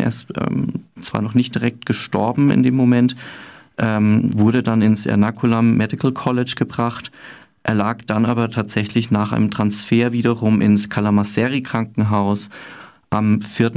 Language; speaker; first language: German; native; German